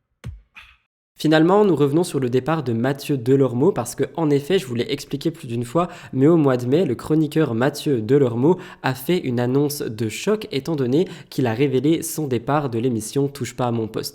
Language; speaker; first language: French; native; French